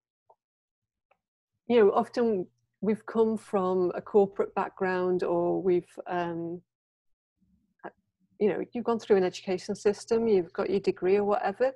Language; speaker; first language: English; native; English